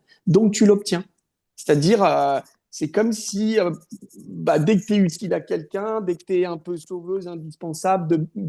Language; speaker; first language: French; native; French